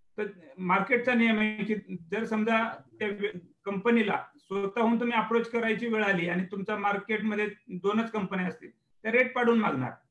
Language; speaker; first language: Marathi; native; Marathi